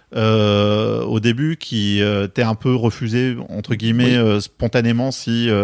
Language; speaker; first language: French; native; French